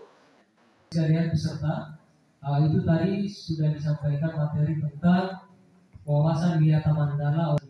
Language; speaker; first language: Indonesian; native; Indonesian